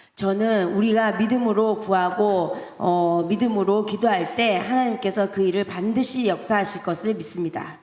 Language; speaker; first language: Korean; native; Korean